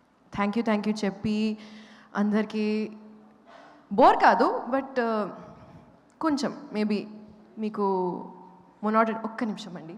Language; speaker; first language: Telugu; non-native, local second language; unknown